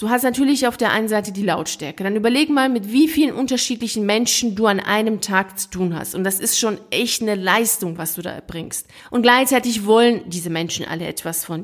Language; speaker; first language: German; native; German